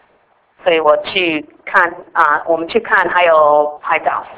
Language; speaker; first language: Chinese; non-native, fluent; English